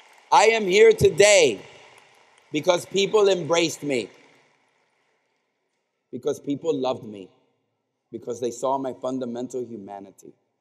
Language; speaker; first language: English; native; English